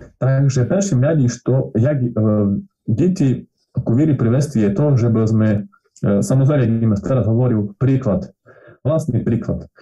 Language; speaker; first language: Slovak; non-native, local second language; Rusyn